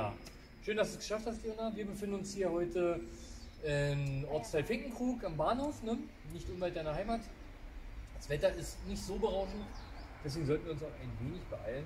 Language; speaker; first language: German; native; German